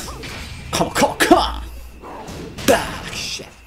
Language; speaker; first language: English; non-native, learner; Korean